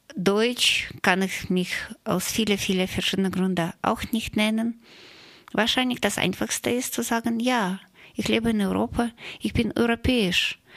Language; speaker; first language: German; non-native, fluent; Russian